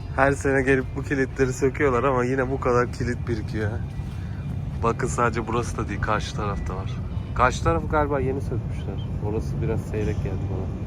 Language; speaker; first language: Turkish; native; Turkish